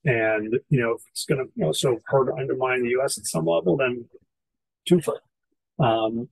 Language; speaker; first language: English; native; English